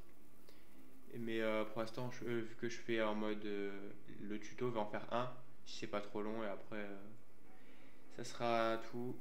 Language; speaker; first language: French; native; French